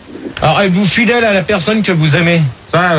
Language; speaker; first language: French; native; French